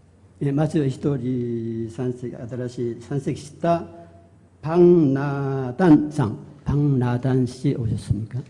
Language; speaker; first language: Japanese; non-native, fluent; Korean